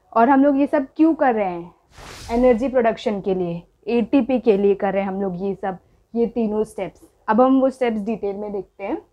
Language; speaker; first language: Hindi; non-native, local second language; Marathi